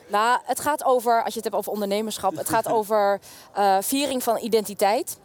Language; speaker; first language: Dutch; early bilingual, other home language; Vietnamese